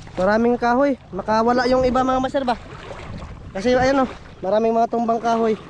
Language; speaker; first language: Filipino; non-native, local second language; Cebuano